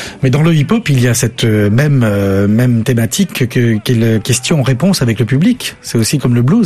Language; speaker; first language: French; native; French